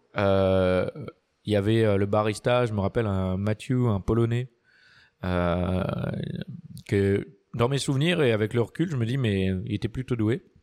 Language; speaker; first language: French; native; French